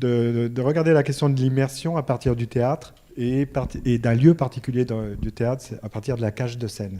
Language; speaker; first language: French; native; French